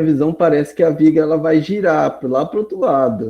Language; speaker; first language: Portuguese; native; Portuguese